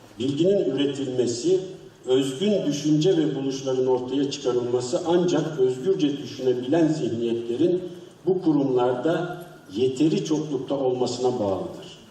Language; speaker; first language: Turkish; native; Turkish